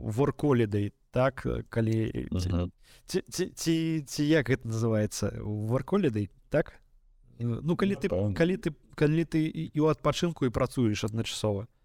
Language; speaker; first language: Belarusian; native; Belarusian